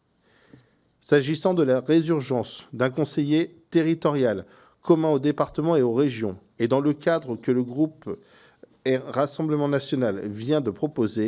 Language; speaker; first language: French; native; French